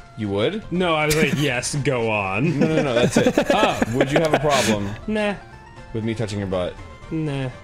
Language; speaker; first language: English; native; English